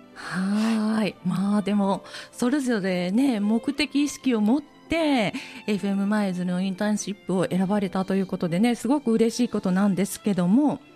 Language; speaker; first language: Japanese; native; Japanese